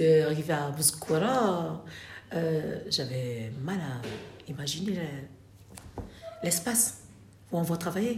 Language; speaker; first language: French; non-native, local second language; Arabic